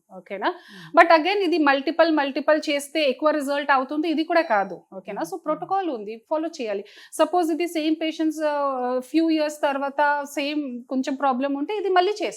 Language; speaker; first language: Telugu; non-native, local second language; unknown